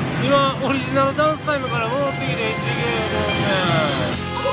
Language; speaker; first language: Japanese; native; Japanese